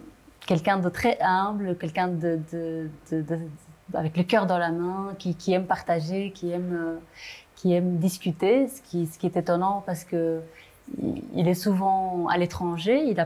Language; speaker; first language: French; non-native, local second language; Arabic